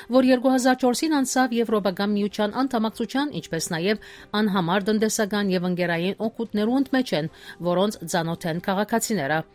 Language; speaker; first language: Armenian; early bilingual, heritage; Armenian